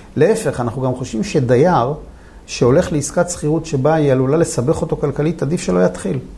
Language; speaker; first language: Hebrew; native; Hebrew